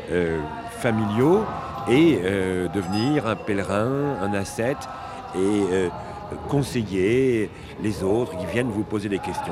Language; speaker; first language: French; native; French